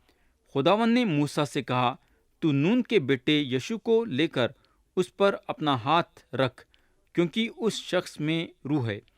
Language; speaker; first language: Urdu; native; Urdu